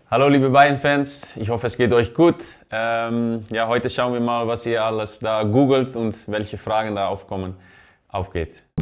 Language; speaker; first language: German; non-native, fluent; Dutch